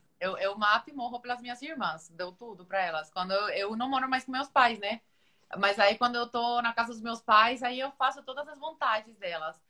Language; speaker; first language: Portuguese; non-native, fluent; Spanish